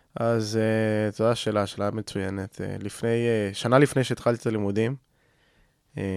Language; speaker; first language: Hebrew; non-native, fluent; Spanish